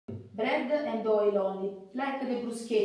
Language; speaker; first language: English; non-native, learner; Italian